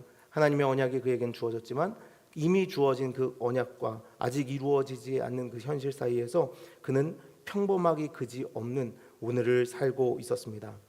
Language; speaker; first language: Korean; native; Korean